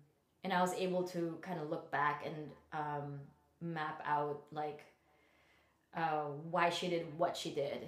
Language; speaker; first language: English; non-native, local second language; Filipino